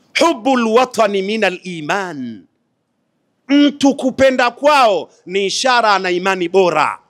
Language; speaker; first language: Swahili; native; Swahili